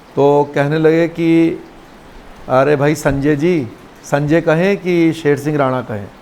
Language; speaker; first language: Hindi; native; Hindi